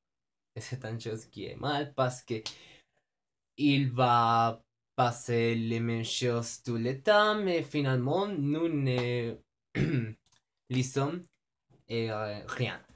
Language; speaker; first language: French; non-native, learner; Spanish